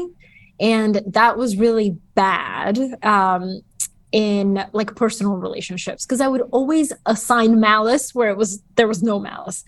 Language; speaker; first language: English; early bilingual, other home language; Bulgarian